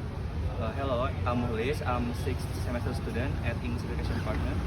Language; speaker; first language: English; non-native, learner; Indonesian